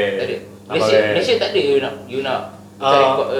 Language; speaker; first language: Malay; native; Malay